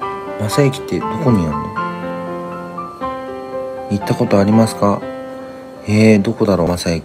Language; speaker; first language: Japanese; native; Japanese